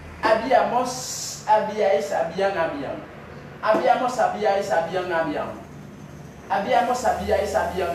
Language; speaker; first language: Spanish; non-native, fluent; Haitian Creole